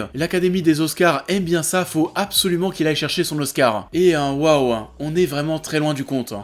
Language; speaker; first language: French; native; French